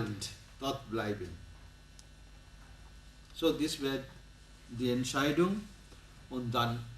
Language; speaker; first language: German; non-native, learner; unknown